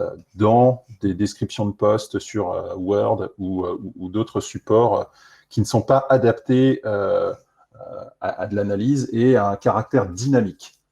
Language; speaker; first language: French; native; French